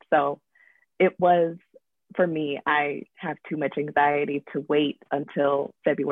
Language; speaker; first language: English; native; English